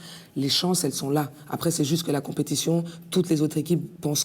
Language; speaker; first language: French; native; French